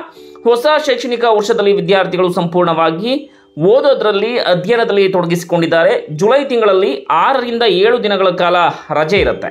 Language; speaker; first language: Kannada; native; Kannada